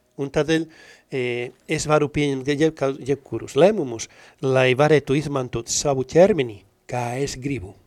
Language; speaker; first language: Latvian; non-native, learner; Spanish